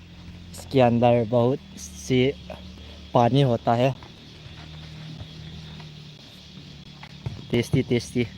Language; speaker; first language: Hindi; non-native, local second language; Thado Chin